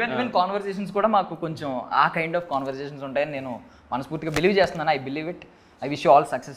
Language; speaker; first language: Telugu; native; Telugu